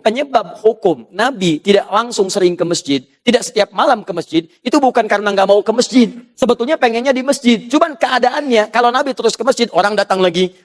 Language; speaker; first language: Indonesian; native; Indonesian